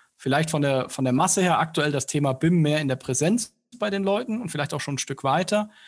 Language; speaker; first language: German; native; German